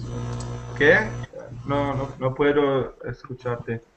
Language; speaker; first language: Spanish; non-native, learner; Hebrew